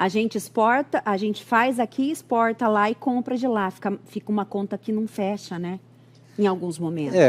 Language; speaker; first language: Portuguese; native; Portuguese